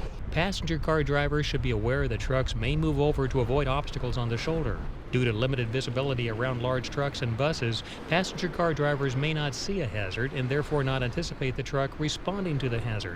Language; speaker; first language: English; native; English